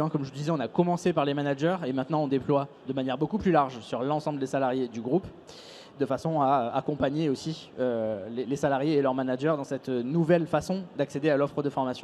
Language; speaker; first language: French; native; French